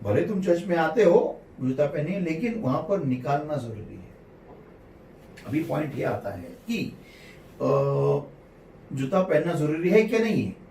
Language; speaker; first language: Hindi; non-native, local second language; Marathi